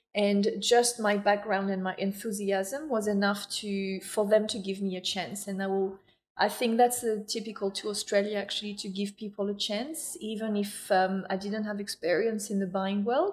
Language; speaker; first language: English; non-native, fluent; French